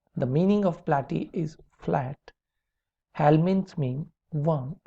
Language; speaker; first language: English; non-native, local second language; Hindi